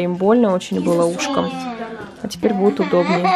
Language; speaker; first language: Russian; native; Russian